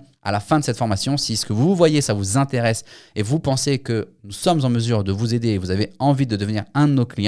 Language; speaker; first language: French; native; French